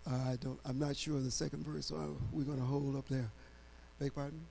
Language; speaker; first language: English; native; English